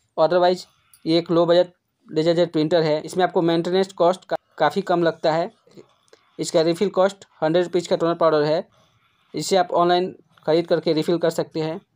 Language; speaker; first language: Hindi; native; Hindi